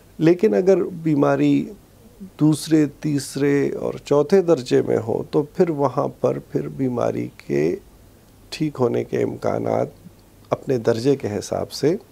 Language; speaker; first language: Urdu; non-native, local second language; Pashto